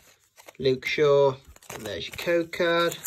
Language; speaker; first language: English; native; English